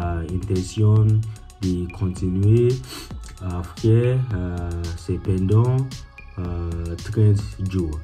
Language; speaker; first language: French; non-native, learner; Yoruba